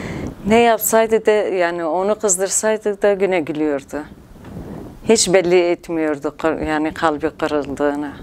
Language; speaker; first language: Turkish; non-native, local second language; Kurdish